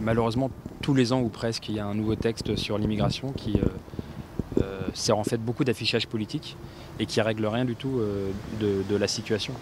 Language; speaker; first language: French; native; French